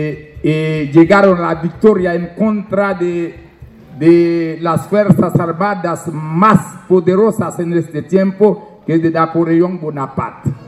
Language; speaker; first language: Spanish; non-native, fluent; Haitian Creole